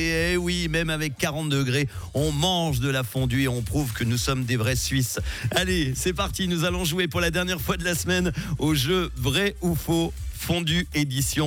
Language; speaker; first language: French; native; French